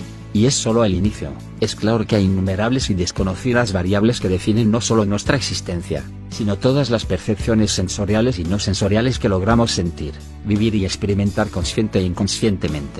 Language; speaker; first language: Spanish; native; Spanish